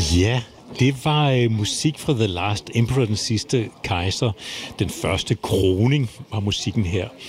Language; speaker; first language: Danish; native; Danish